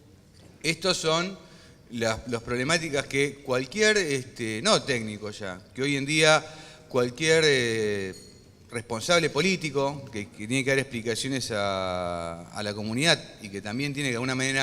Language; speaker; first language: Spanish; native; Spanish